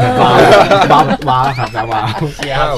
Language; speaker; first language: Thai; non-native, learner; Korean